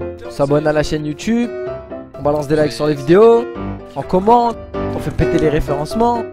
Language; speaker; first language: French; native; French